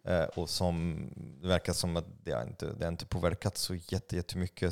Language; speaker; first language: Swedish; non-native, fluent; French